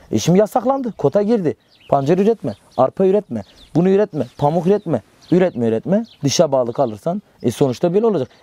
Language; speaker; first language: Turkish; non-native, local second language; Kurdish